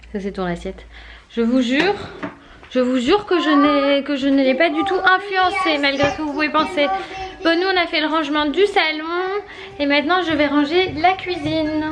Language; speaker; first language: French; native; French